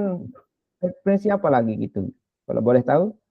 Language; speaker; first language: Indonesian; non-native, local second language; Sasak